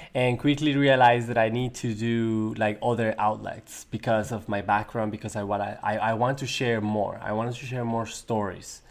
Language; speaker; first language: English; non-native, fluent; Spanish